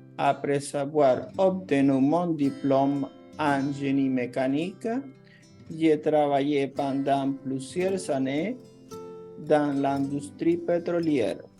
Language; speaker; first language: French; non-native, fluent; Spanish